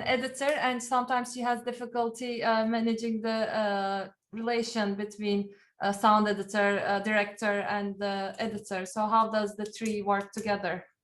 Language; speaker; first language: English; non-native, fluent; Turkish